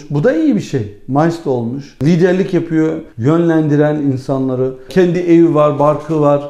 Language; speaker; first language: Turkish; early bilingual, heritage; Turkish